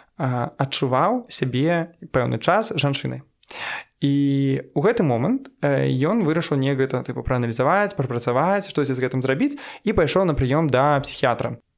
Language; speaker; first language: Belarusian; non-native, local second language; Russian